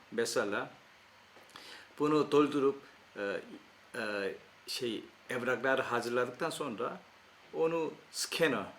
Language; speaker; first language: Turkish; non-native, fluent; Korean